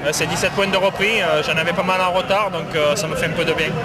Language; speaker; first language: French; native; French